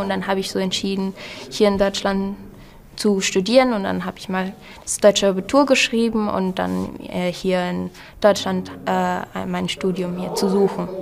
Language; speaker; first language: German; non-native, fluent; Spanish